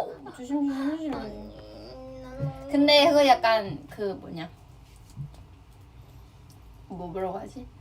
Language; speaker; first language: Korean; non-native, fluent; Thai